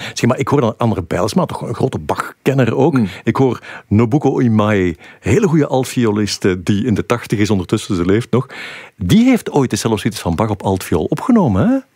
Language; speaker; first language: Dutch; native; Dutch